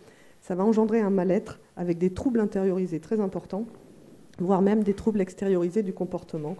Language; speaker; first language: French; native; French